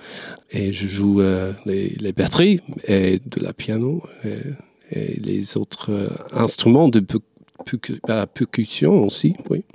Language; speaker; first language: French; non-native, learner; English